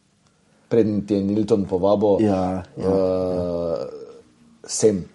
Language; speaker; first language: Slovenian; native; Slovenian